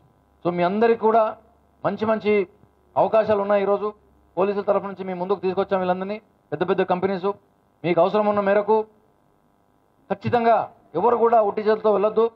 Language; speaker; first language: Telugu; native; Telugu